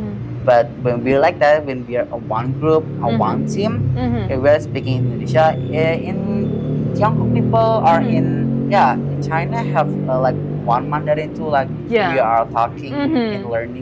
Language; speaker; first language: English; non-native, learner; Indonesian